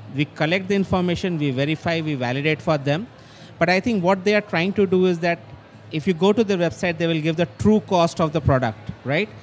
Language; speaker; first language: English; non-native, local second language; Bangla